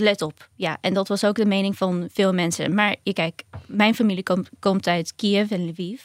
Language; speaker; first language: Dutch; early bilingual, other home language; Ukrainian